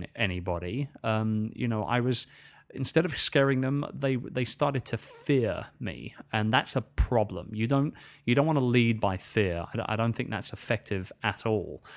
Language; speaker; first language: English; native; English